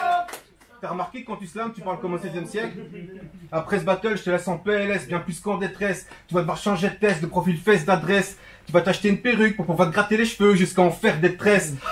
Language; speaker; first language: French; early bilingual, other home language; Turkish